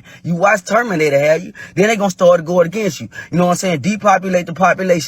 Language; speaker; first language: English; native; English